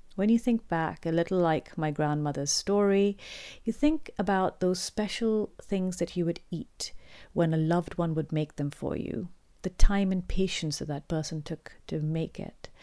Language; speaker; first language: English; non-native, local second language; Urdu